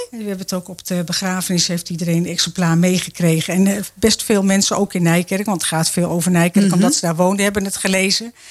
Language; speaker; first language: Dutch; native; Dutch